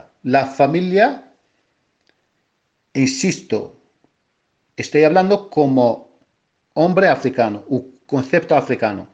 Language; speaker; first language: Spanish; non-native, fluent; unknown